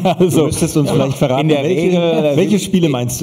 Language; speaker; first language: German; native; German